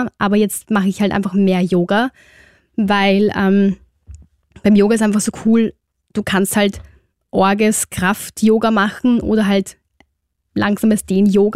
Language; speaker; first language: German; native; German